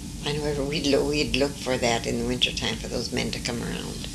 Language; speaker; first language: English; early bilingual, other home language; French